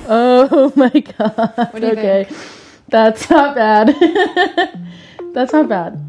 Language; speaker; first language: English; native; English